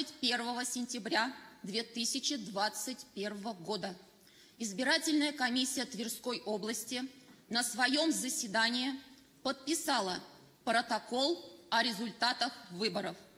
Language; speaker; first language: Russian; native; Russian